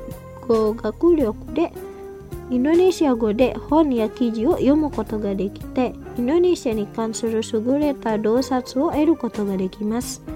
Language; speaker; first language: Japanese; non-native, fluent; Indonesian